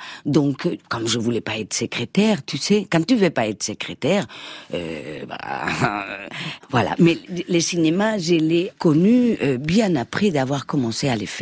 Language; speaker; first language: French; non-native, fluent; Spanish